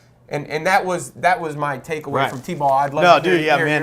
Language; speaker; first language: English; native; English